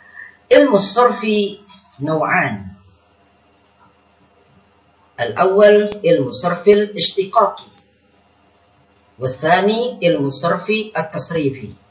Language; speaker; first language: Arabic; non-native, fluent; Indonesian